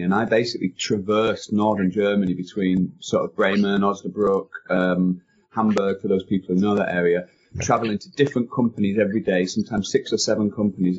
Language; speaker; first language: English; native; English